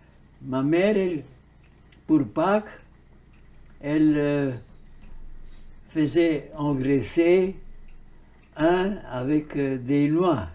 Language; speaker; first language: French; early bilingual, heritage; French